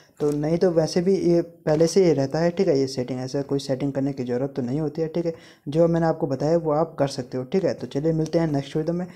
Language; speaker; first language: Hindi; native; Hindi